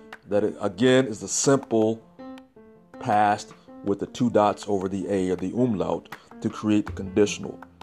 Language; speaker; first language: English; native; English